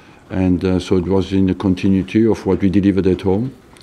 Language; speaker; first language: English; non-native, fluent; French